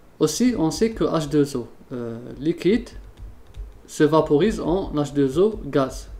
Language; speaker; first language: French; non-native, local second language; Arabic